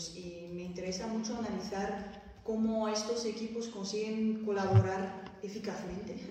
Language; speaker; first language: Spanish; non-native, fluent; Dutch